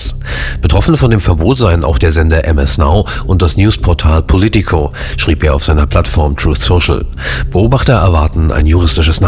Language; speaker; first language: German; native; German